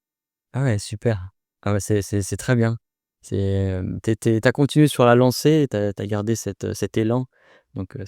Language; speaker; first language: French; native; French